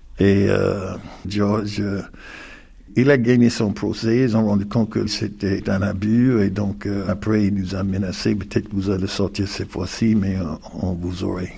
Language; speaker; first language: French; non-native, fluent; English